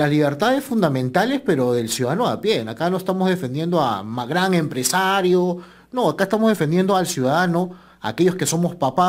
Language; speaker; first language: Spanish; native; Spanish